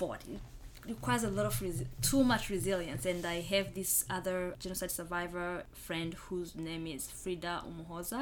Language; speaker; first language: English; non-native, local second language; Kinyarwanda